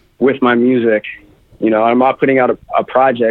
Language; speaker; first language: English; native; English